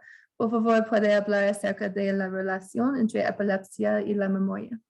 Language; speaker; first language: Spanish; non-native, fluent; English